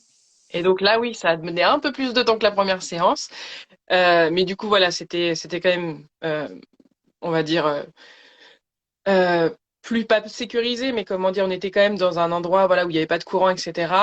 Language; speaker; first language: French; native; French